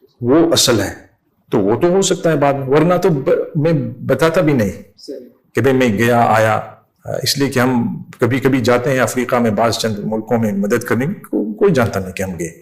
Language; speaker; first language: Urdu; non-native, fluent; English